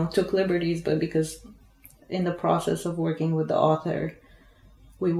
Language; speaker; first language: English; non-native, fluent; Bulgarian